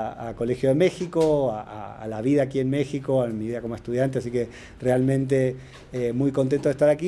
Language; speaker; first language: Spanish; native; Spanish